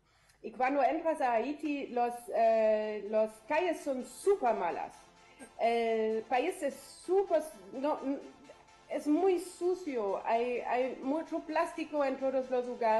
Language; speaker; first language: Spanish; non-native, learner; German